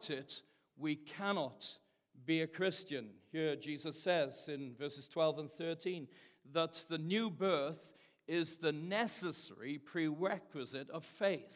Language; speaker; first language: English; native; English